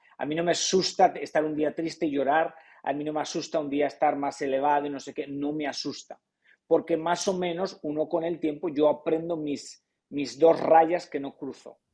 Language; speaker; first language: Spanish; native; Spanish